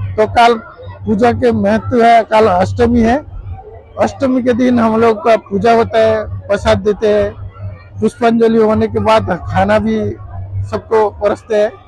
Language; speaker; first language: Hindi; non-native, local second language; Bangla